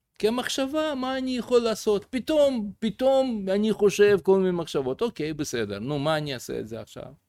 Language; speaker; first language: Hebrew; native; Hebrew